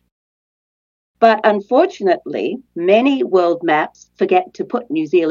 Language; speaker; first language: English; native; English